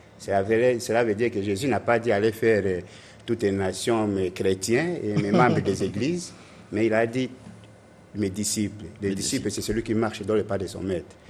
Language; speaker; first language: French; non-native, local second language; Lingala